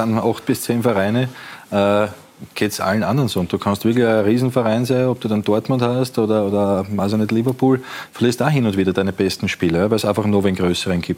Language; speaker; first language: German; native; German